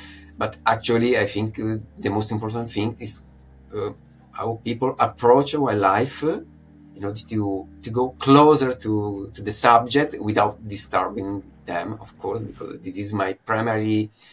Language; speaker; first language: English; non-native, fluent; Italian